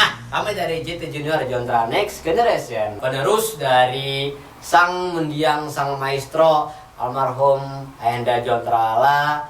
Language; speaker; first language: Indonesian; non-native, local second language; Banjar